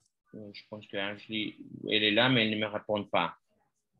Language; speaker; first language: French; non-native, fluent; Spanish